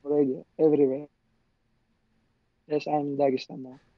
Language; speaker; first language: English; non-native, learner; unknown